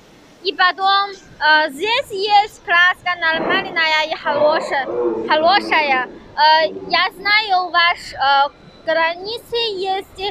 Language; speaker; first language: Russian; non-native, learner; Chinese